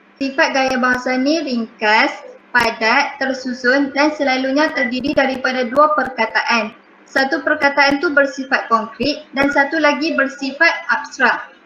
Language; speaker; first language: Malay; native; Malay